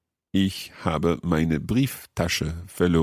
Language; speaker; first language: German; non-native, learner; English